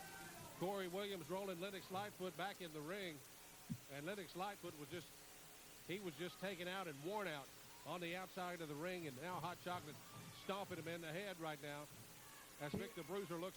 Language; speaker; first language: English; native; English